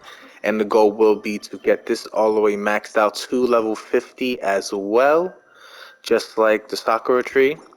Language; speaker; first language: English; native; English